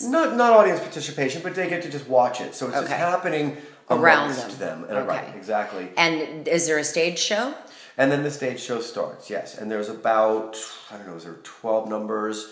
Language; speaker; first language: English; native; English